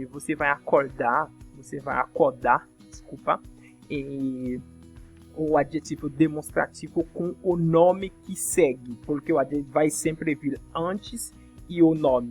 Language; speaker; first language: Portuguese; non-native, fluent; French